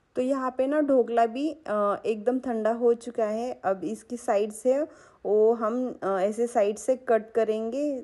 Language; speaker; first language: Hindi; non-native, local second language; Marathi